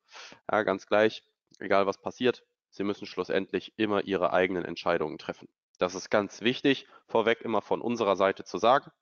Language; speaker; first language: German; native; German